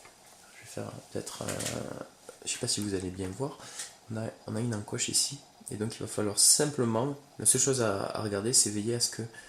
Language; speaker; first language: French; native; French